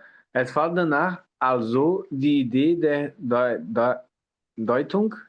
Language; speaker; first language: German; non-native, learner; Portuguese